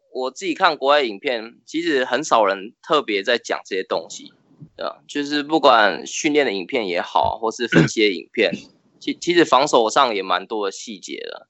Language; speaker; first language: Chinese; native; Chinese